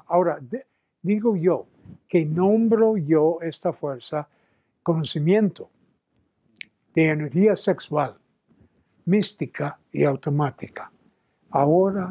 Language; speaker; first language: Spanish; non-native, fluent; English